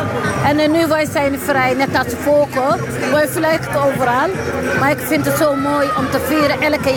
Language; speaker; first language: Dutch; non-native, local second language; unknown